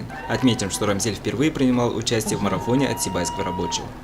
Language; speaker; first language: Russian; native; Russian